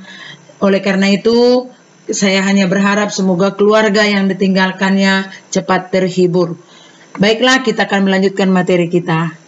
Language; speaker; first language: Indonesian; native; Indonesian